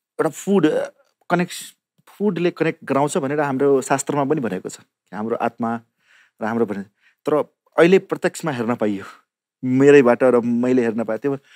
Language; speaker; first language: Nepali; non-native, local second language; Maithili